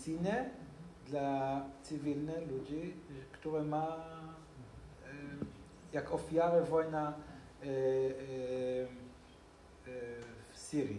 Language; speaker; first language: Polish; non-native, learner; Hebrew